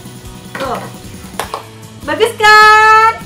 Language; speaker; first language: Indonesian; native; Indonesian